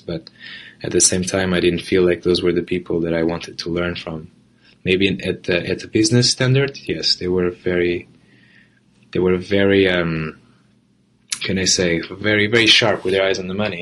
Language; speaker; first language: English; non-native, fluent; Portuguese